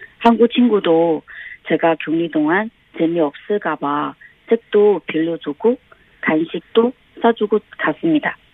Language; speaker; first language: Korean; non-native, fluent; Chinese